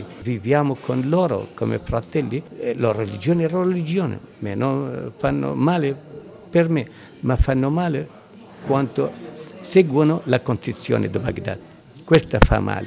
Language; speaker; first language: Italian; non-native, learner; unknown